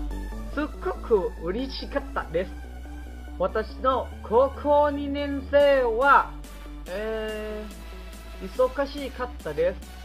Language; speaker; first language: Japanese; non-native, learner; Thai